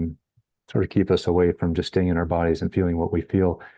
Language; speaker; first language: English; native; English